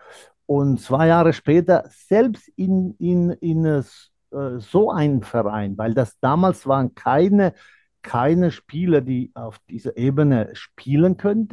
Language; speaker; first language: German; non-native, fluent; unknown